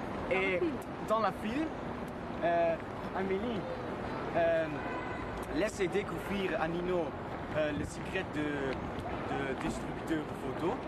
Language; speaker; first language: French; non-native, learner; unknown